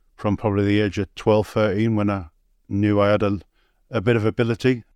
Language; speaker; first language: English; native; English